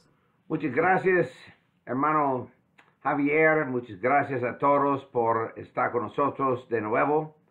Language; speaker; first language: Spanish; non-native, fluent; English